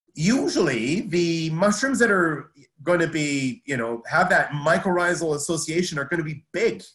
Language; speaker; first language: English; native; English